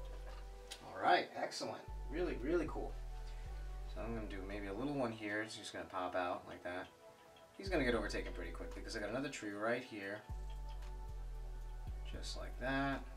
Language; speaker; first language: English; native; English